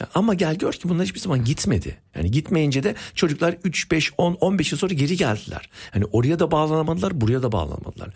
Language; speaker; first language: Turkish; early bilingual, heritage; Turkish